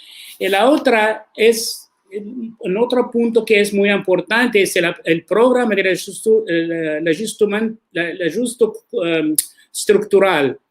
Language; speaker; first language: Spanish; non-native, learner; Arabic